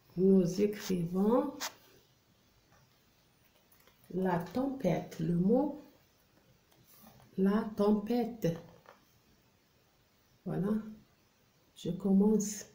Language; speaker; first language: French; non-native, local second language; Arabic